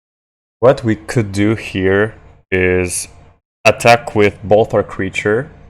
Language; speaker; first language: English; non-native, fluent; French